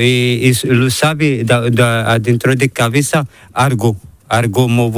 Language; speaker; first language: Spanish; non-native, learner; Arabic